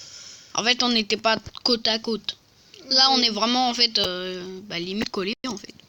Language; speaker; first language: French; native; French